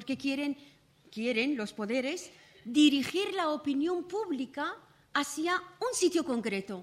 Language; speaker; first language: Spanish; non-native, fluent; Persian